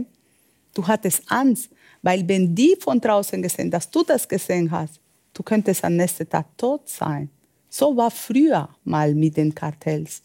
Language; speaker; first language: German; non-native, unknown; Spanish